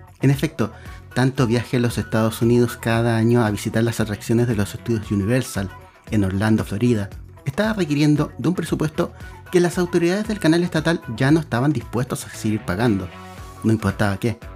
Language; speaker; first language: Spanish; native; Spanish